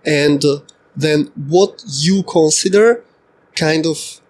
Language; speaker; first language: English; non-native, fluent; Slovak